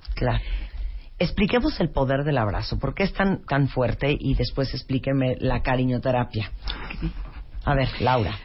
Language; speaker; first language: Spanish; native; Spanish